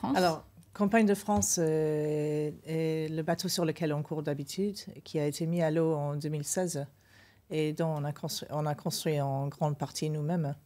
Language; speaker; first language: French; non-native, fluent; English